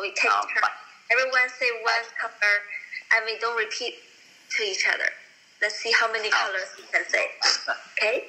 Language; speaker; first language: English; non-native, fluent; Chinese